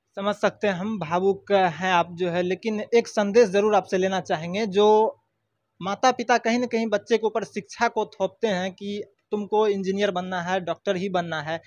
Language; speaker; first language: Hindi; native; Hindi